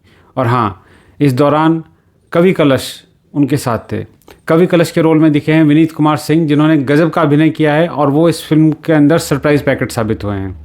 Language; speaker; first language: Hindi; native; Hindi